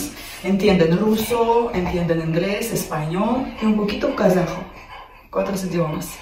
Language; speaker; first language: Spanish; non-native, fluent; Russian